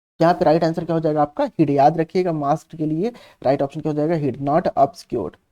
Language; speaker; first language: Hindi; native; Hindi